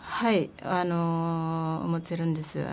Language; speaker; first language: Japanese; non-native, learner; Filipino